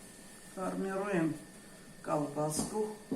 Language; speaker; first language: Russian; non-native, fluent; Armenian